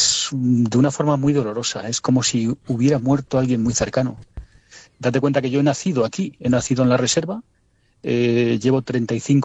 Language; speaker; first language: Spanish; native; Spanish